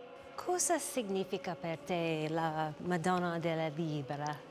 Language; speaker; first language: Italian; non-native, learner; English